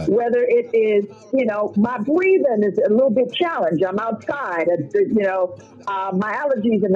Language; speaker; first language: English; native; English